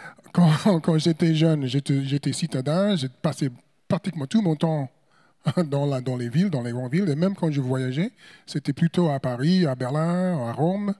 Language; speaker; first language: French; non-native, fluent; English